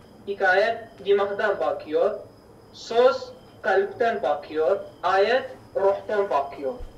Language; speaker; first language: Turkish; non-native, learner; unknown